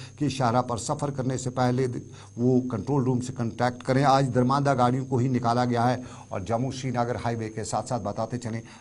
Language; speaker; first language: Urdu; non-native, local second language; Kashmiri